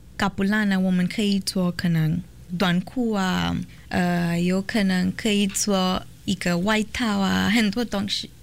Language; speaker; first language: Chinese; non-native, learner; Portuguese